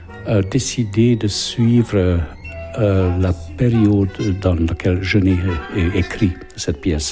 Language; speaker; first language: French; non-native, fluent; Hungarian